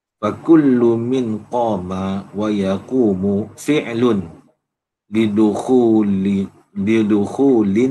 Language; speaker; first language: Arabic; non-native, learner; Malay